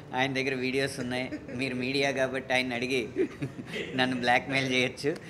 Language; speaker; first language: Telugu; native; Telugu